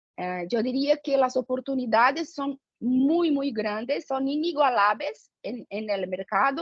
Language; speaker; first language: Spanish; non-native, fluent; Portuguese